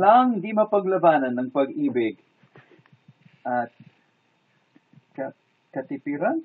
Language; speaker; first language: Filipino; non-native, fluent; English